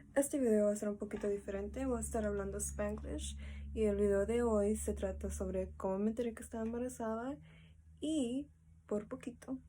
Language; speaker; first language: Spanish; early bilingual, heritage; Spanish